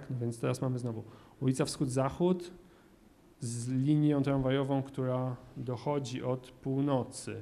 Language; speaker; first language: Polish; native; Polish